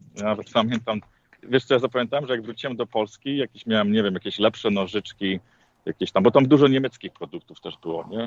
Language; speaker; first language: Polish; native; Polish